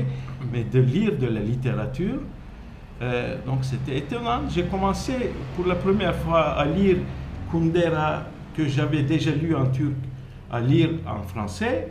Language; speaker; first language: French; non-native, fluent; Turkish